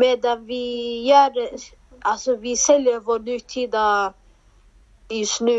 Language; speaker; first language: Swedish; non-native, local second language; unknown